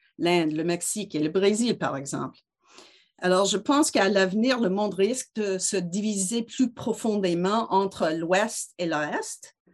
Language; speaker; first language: French; non-native, local second language; English